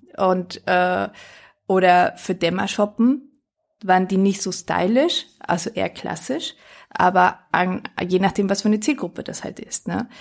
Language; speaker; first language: German; early bilingual, other home language; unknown